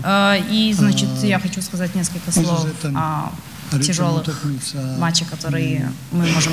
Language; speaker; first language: Russian; non-native, fluent; Serbian